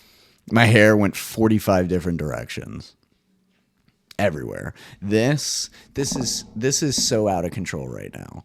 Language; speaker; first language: English; native; English